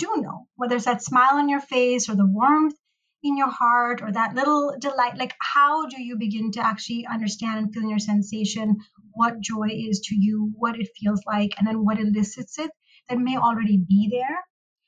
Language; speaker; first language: English; non-native, local second language; Urdu